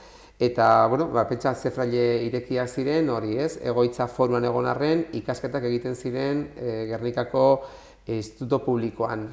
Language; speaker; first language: Basque; non-native, local second language; Spanish